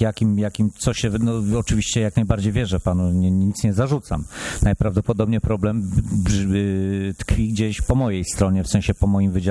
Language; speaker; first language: Polish; native; Polish